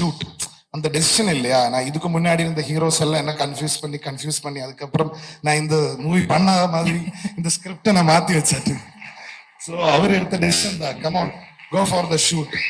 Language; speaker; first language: Tamil; non-native, learner; Malayalam